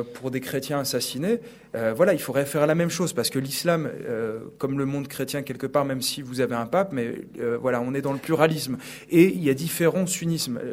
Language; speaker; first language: French; native; French